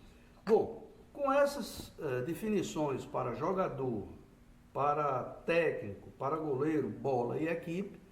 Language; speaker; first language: Portuguese; native; Portuguese